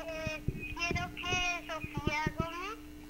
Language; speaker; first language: Spanish; native; Spanish